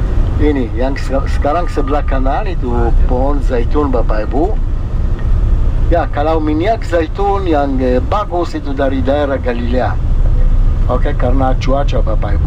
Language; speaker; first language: Indonesian; non-native, fluent; Hebrew